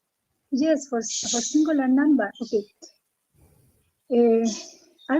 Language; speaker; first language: English; non-native, learner; Spanish